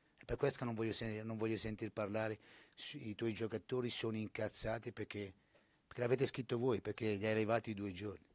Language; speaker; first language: Italian; native; Italian